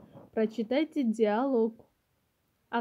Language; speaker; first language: Russian; non-native, local second language; Kyrgyz